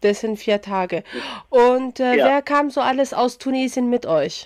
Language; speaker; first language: German; non-native, fluent; Arabic